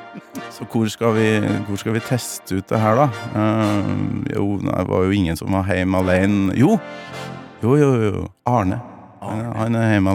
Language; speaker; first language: Norwegian; native; Norwegian